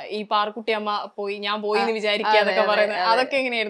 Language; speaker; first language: Malayalam; native; Malayalam